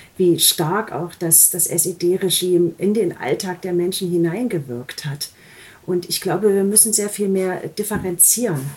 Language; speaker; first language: German; native; German